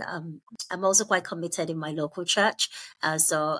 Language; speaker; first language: English; non-native, local second language; Yoruba